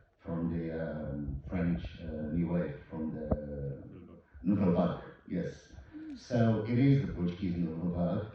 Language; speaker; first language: English; non-native, fluent; Portuguese